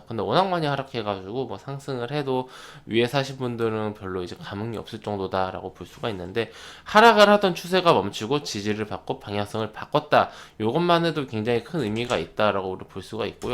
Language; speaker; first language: Korean; native; Korean